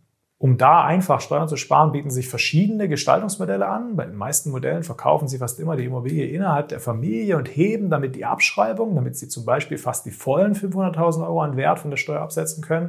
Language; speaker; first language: German; native; German